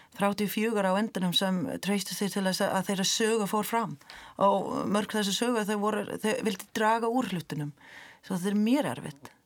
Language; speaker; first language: Icelandic; non-native, fluent; English